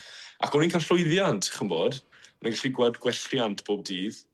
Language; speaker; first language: Welsh; non-native, fluent; English